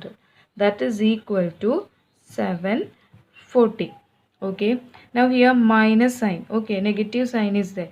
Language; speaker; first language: English; non-native, local second language; Malayalam